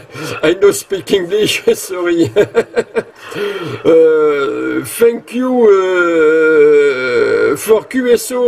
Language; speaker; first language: English; non-native, learner; French